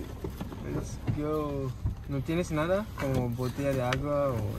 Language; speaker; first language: Spanish; non-native, learner; Japanese